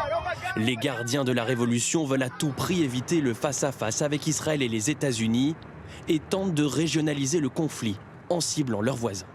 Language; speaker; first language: French; native; French